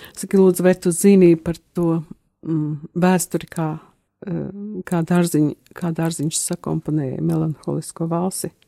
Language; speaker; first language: Latvian; native; Latvian